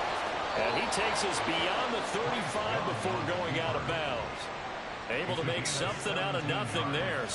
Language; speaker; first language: English; native; English